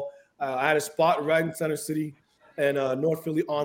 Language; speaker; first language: English; early bilingual, other home language; Haitian Creole